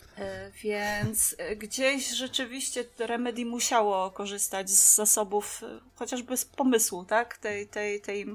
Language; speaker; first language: Polish; native; Polish